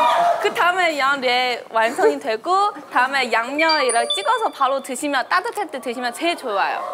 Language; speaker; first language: Korean; non-native, fluent; Chinese